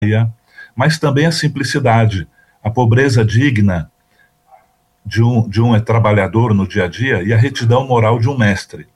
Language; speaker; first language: Portuguese; native; Portuguese